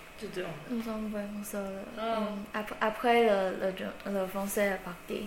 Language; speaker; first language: French; non-native, learner; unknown